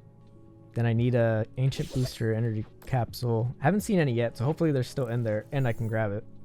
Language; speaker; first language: English; native; English